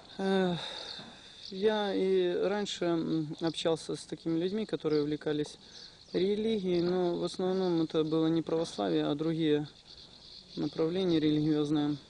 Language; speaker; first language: Russian; non-native, local second language; Ukrainian